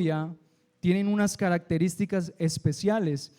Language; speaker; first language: Spanish; native; Spanish